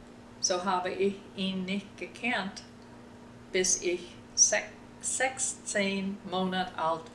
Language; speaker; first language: German; early bilingual, heritage; German